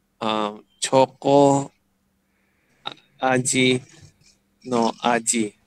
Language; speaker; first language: Japanese; non-native, learner; English